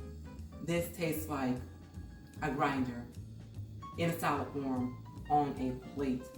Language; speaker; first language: English; native; English